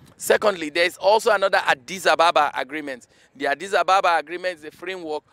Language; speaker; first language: English; non-native, local second language; Igbo